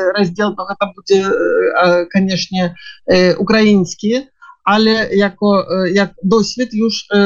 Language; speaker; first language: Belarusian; non-native, local second language; Russian